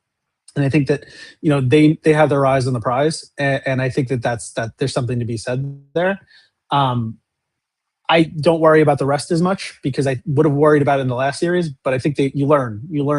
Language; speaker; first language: English; native; English